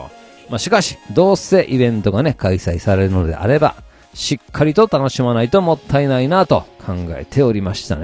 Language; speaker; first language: Japanese; native; Japanese